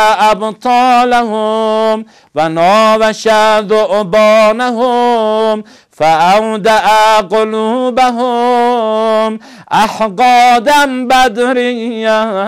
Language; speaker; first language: Arabic; non-native, fluent; Persian